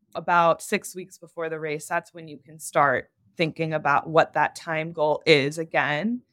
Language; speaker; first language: English; native; English